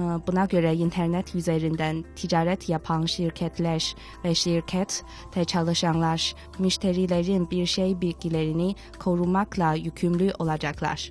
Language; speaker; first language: Turkish; non-native, fluent; Chinese